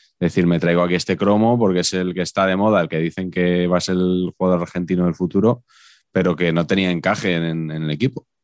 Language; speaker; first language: Spanish; native; Spanish